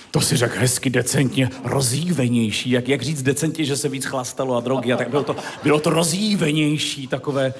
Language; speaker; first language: Czech; native; Czech